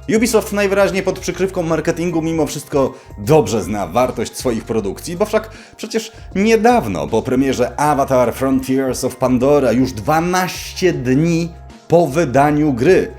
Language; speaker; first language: Polish; native; Polish